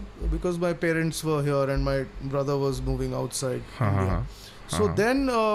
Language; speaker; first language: English; non-native, local second language; Bangla